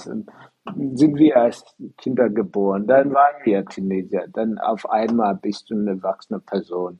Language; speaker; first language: German; non-native, fluent; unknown